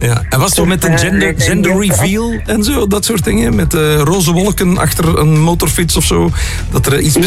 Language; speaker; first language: Dutch; native; Dutch